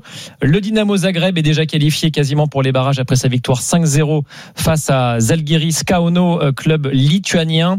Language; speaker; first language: French; native; French